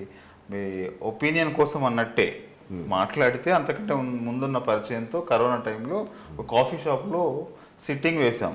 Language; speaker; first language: Telugu; native; Telugu